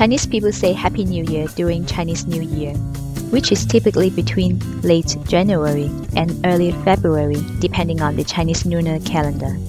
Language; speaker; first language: English; non-native, fluent; Chinese